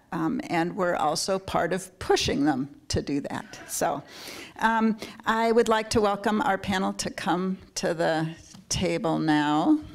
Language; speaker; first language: English; native; English